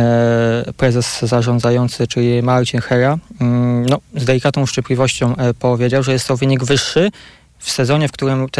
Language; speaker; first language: Polish; native; Polish